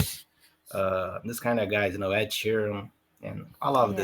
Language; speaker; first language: English; non-native, learner; Portuguese